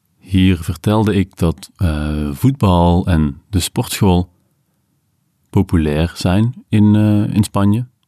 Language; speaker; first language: Dutch; native; Dutch